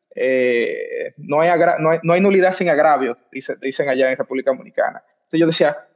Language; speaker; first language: Spanish; native; Spanish